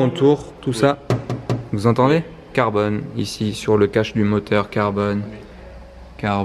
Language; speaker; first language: French; native; French